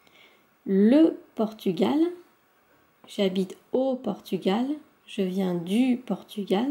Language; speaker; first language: French; native; French